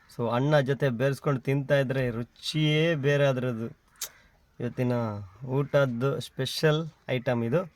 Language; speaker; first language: Kannada; non-native, local second language; Tulu